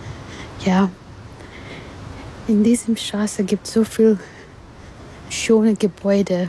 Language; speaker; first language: German; non-native, learner; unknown